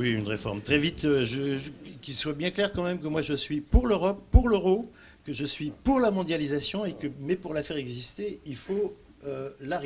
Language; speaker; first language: French; native; French